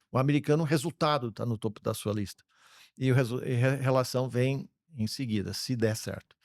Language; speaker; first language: Portuguese; early bilingual, other home language; English